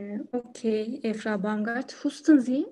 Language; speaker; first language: German; non-native, learner; Turkish